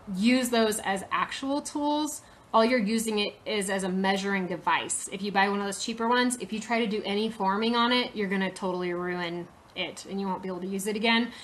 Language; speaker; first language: English; native; English